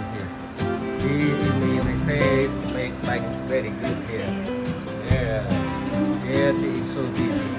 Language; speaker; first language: English; non-native, learner; Vietnamese